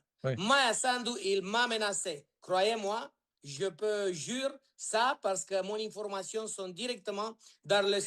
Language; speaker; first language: French; non-native, learner; Romanian